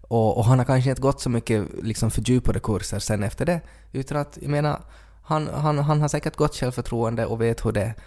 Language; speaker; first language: Swedish; native; Swedish